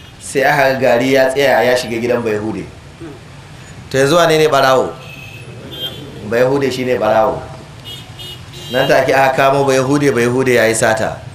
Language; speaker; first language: Hausa; native; Hausa